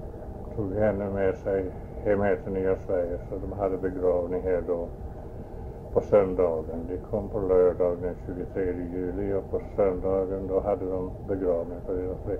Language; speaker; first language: Swedish; early bilingual, heritage; Swedish